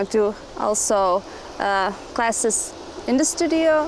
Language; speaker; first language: English; non-native, fluent; Latvian